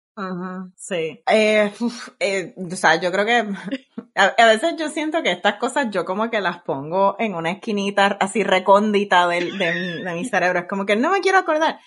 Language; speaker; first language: Spanish; native; Spanish